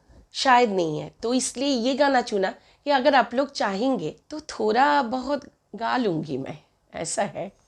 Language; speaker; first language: Hindi; non-native, local second language; Bangla